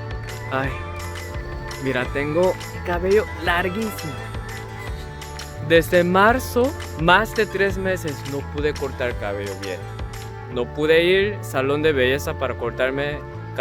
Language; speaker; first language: Spanish; non-native, learner; Korean